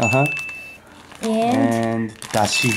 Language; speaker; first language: English; non-native, learner; Japanese